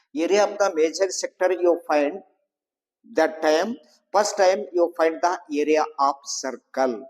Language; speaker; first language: English; non-native, local second language; Kannada